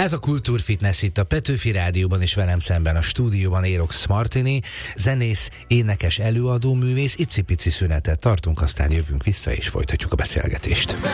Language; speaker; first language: Hungarian; native; Hungarian